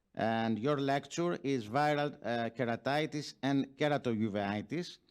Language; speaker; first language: English; non-native, fluent; Greek